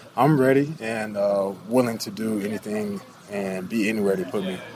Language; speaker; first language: English; native; English